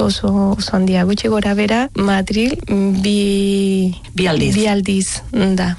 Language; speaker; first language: Basque; non-native, learner; Spanish